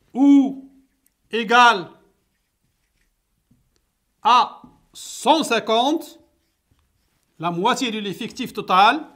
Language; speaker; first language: French; non-native, local second language; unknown